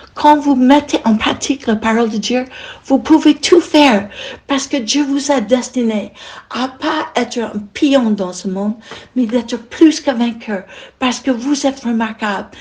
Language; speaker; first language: French; non-native, fluent; English